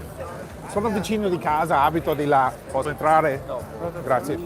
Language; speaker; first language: Italian; non-native, fluent; English